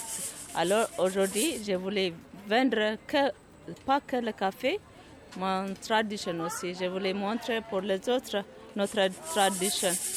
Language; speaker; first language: French; non-native, learner; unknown